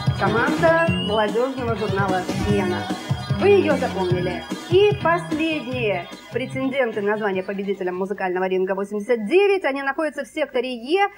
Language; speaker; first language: Russian; native; Russian